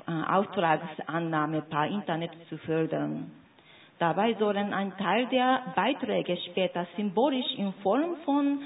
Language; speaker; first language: German; non-native, fluent; Japanese